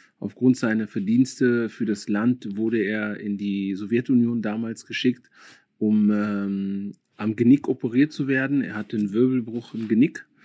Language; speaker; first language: German; early bilingual, other home language; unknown